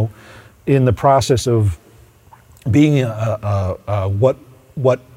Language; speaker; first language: English; native; English